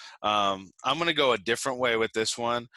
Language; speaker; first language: English; native; English